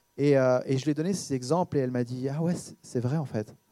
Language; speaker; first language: French; native; French